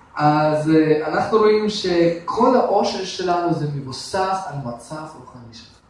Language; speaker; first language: Hebrew; non-native, fluent; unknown